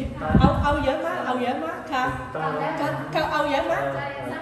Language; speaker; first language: Thai; non-native, learner; Cantonese